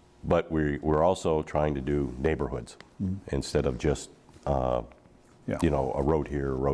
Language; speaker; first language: English; native; English